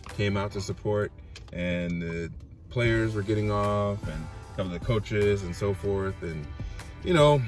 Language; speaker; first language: English; native; English